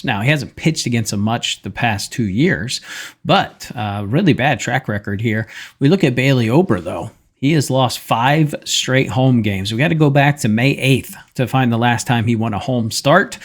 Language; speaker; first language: English; native; English